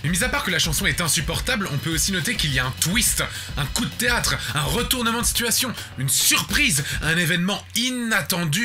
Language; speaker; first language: French; native; French